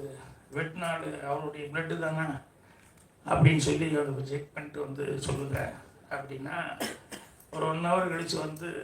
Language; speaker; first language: Tamil; native; Tamil